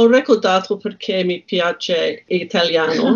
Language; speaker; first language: Italian; non-native, learner; English